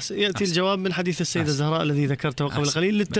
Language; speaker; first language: Arabic; native; Arabic